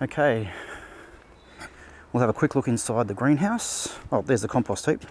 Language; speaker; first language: English; native; English